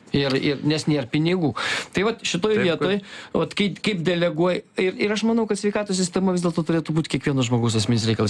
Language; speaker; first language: Lithuanian; native; Lithuanian